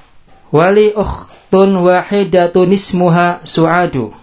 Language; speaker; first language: Arabic; non-native, fluent; Indonesian